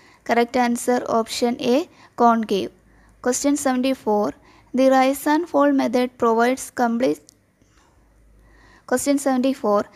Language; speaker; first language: English; non-native, local second language; Malayalam